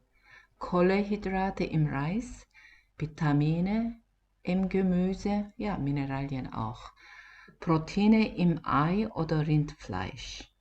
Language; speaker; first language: German; non-native, fluent; Korean